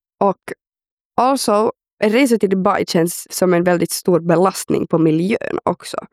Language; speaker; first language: Swedish; native; Swedish